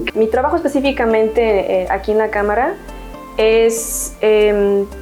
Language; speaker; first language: Spanish; native; Spanish